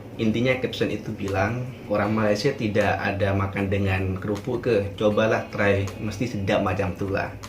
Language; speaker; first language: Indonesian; native; Indonesian